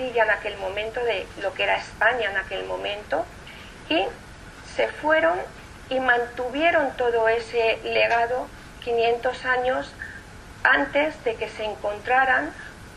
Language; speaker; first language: Spanish; native; Spanish